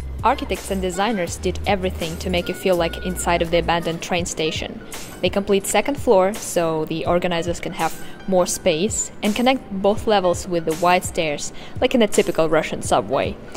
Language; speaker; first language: English; non-native, fluent; Russian